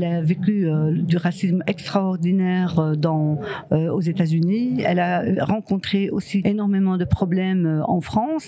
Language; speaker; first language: French; early bilingual, other home language; Riffian